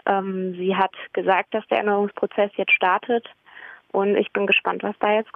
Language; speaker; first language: German; native; German